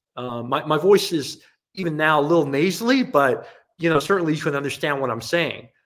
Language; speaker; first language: English; non-native, local second language; Cantonese